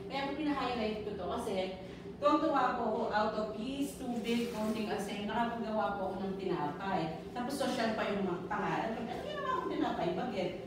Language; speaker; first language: Filipino; non-native, local second language; Pampanga